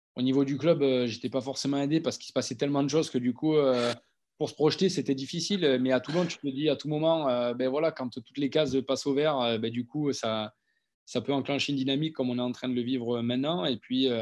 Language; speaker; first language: French; native; French